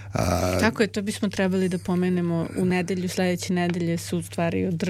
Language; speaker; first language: Croatian; native; Croatian